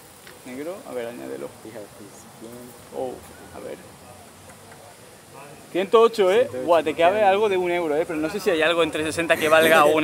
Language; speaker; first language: Spanish; native; Spanish